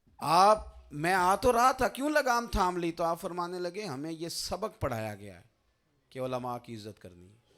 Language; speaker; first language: Urdu; non-native, local second language; Punjabi